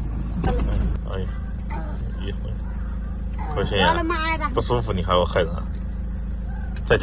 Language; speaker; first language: Chinese; native; Chinese